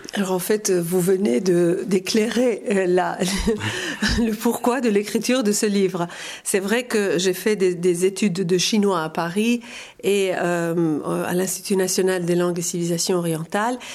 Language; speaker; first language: French; non-native, fluent; Persian